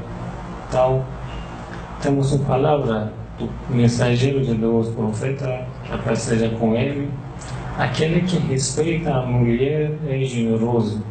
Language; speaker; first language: Portuguese; non-native, learner; Persian